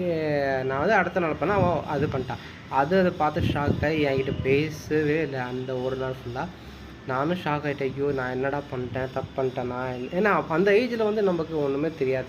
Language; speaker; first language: Tamil; non-native, local second language; Hindi